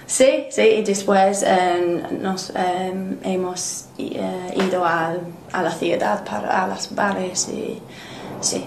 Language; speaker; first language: Spanish; non-native, learner; English